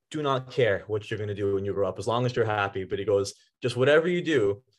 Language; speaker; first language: English; native; English